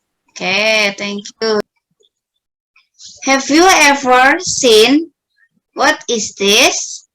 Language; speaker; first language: English; non-native, learner; Indonesian